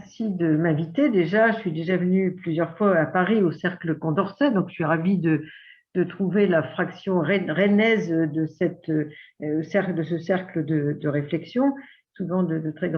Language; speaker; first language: French; native; French